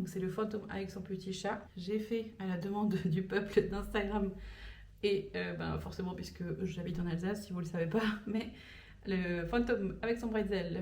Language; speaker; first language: French; native; French